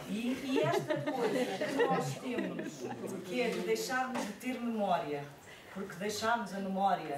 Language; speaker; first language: Portuguese; native; Portuguese